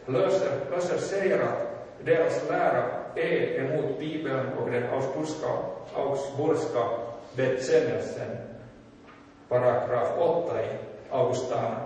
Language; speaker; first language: Swedish; non-native, local second language; Finnish